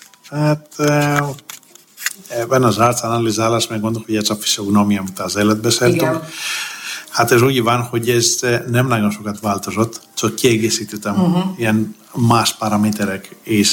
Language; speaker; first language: Hungarian; non-native, fluent; Greek